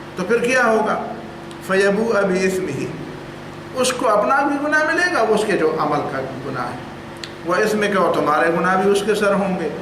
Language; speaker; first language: Urdu; non-native, local second language; Pashto